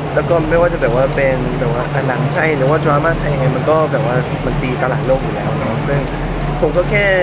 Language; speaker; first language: Thai; native; Thai